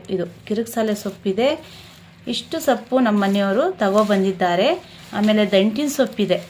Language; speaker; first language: Kannada; non-native, local second language; Urdu